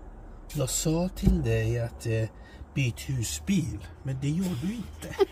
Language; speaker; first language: Swedish; non-native, fluent; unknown